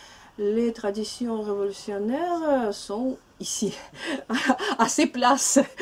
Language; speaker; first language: French; non-native, learner; Russian